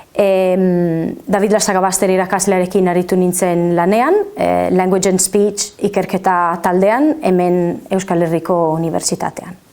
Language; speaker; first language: Basque; non-native, fluent; Friulian